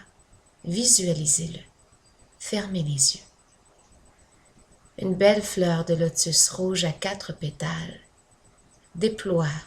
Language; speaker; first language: French; native; French